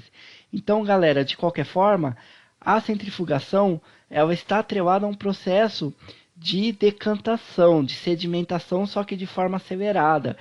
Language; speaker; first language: Portuguese; native; Portuguese